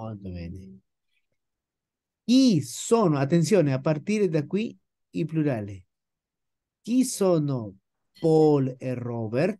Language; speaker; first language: Italian; non-native, fluent; Spanish